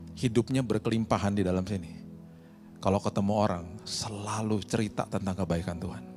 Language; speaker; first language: Indonesian; native; Indonesian